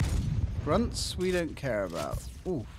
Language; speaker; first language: English; native; English